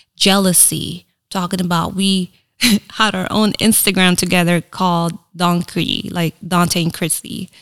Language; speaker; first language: English; early bilingual, other home language; Filipino